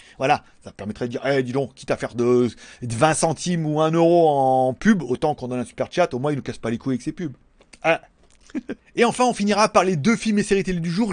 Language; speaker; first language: French; native; French